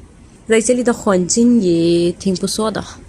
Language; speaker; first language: Chinese; non-native, fluent; Urdu